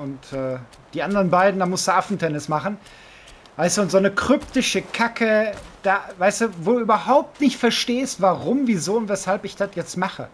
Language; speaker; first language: German; native; German